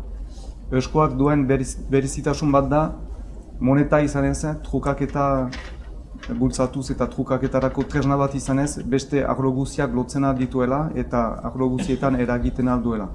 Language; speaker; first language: Basque; native; Basque